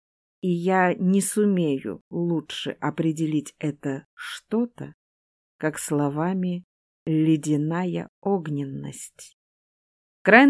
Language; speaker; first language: Russian; native; Russian